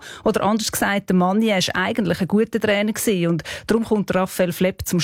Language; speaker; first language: German; native; German